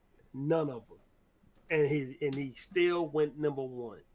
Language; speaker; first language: English; native; English